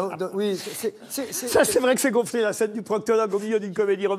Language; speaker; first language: French; native; French